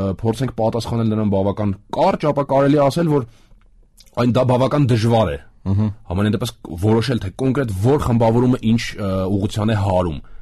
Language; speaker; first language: Armenian; native; Armenian